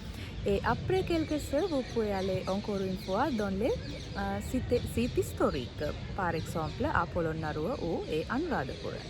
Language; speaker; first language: French; non-native, learner; Sinhala